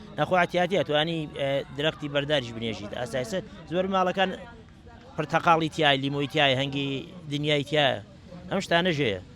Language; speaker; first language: Central Kurdish; non-native, local second language; Gurani